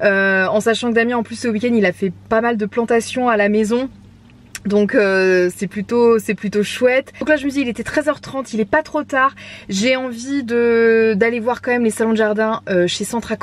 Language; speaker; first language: French; native; French